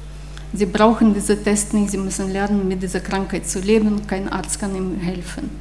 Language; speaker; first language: German; non-native, fluent; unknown